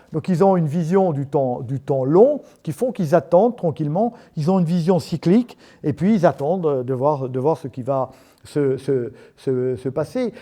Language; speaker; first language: French; native; French